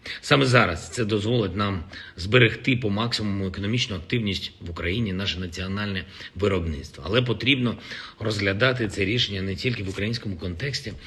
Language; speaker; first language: Ukrainian; non-native, local second language; Russian